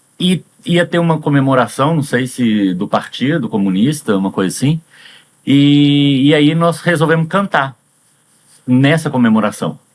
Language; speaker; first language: Portuguese; early bilingual, heritage; Portuguese